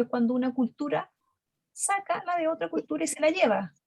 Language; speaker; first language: Spanish; native; Spanish